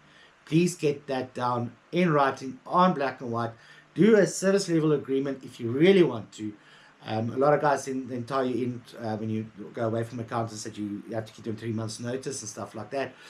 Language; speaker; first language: English; native; English